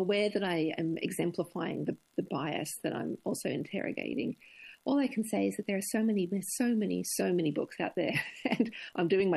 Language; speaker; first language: English; native; English